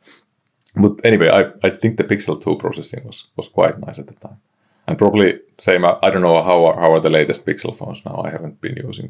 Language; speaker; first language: English; non-native, fluent; Finnish